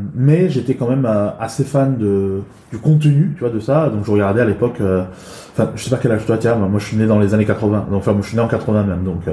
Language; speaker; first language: French; early bilingual, other home language; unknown